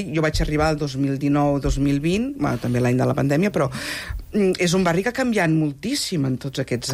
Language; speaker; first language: Catalan; native; Catalan